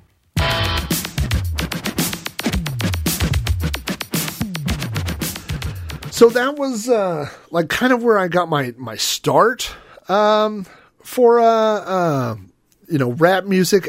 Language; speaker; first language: English; native; English